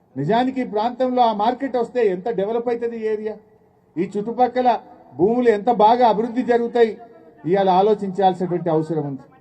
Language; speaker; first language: Telugu; native; Telugu